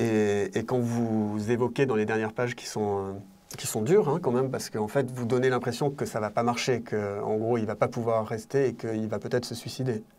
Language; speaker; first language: French; native; French